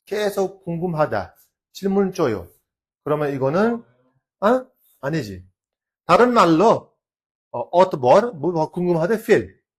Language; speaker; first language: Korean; non-native, fluent; Uzbek